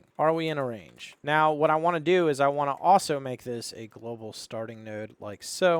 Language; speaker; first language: English; native; English